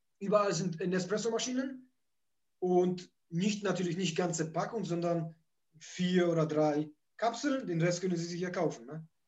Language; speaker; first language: German; early bilingual, other home language; Polish